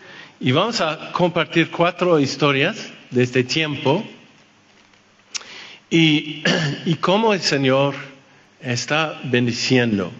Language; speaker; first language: Spanish; non-native, fluent; French